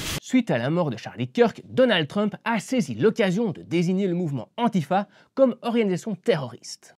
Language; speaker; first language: French; native; French